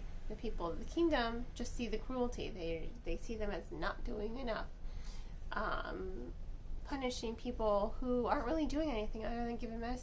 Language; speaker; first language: English; native; English